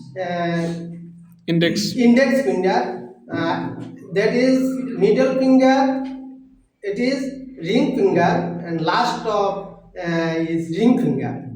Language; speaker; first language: English; non-native, learner; Bangla